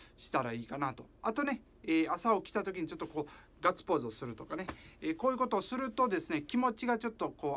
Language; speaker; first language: Japanese; native; Japanese